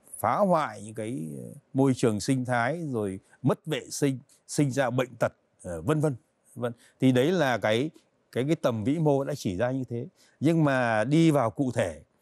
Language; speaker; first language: Vietnamese; native; Vietnamese